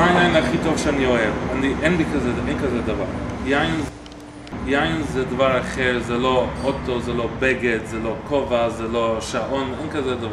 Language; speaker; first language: Hebrew; non-native, fluent; English